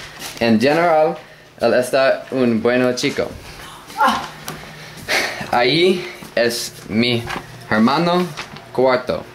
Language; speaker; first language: Spanish; non-native, learner; English